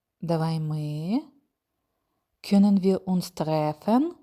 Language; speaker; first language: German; non-native, fluent; Ukrainian